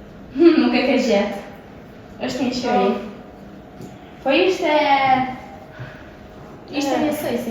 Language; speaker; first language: Albanian; early bilingual, heritage; Albanian